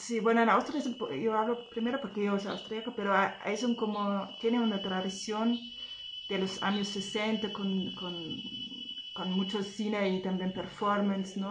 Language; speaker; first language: Spanish; non-native, fluent; German